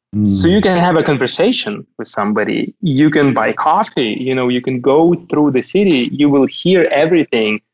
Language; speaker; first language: English; non-native, fluent; Russian